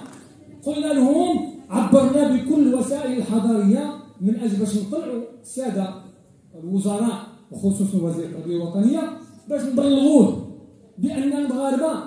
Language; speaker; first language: Arabic; native; Arabic